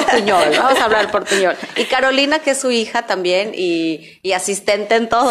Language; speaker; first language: Spanish; native; Spanish